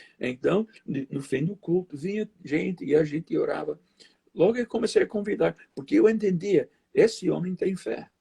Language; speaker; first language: Portuguese; non-native, fluent; English